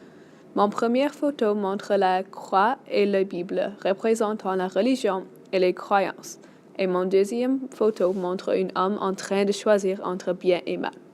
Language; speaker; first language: French; non-native, local second language; English